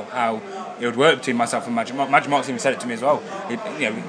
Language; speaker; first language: English; native; English